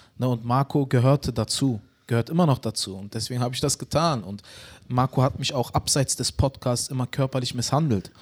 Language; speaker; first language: German; early bilingual, other home language; Turkish